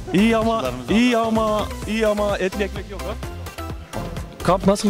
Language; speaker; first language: Turkish; non-native, learner; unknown